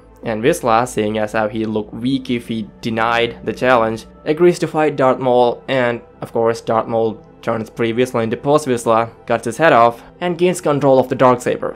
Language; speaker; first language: English; native; English